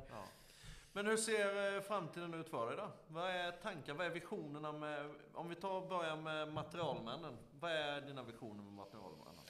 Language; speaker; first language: Swedish; native; Swedish